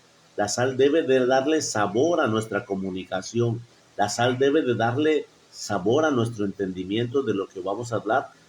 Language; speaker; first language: Spanish; native; Spanish